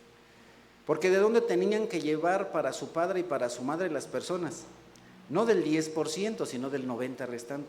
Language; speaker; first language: Spanish; native; Spanish